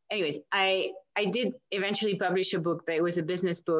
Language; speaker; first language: English; non-native, fluent; French